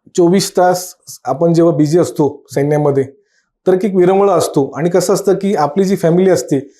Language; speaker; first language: Marathi; native; Marathi